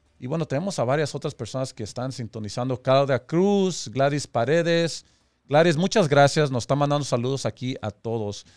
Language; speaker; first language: Spanish; early bilingual, heritage; Spanish